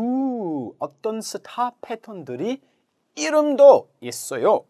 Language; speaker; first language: Korean; non-native, learner; English